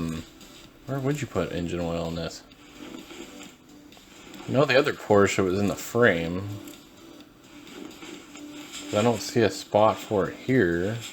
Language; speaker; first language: English; native; English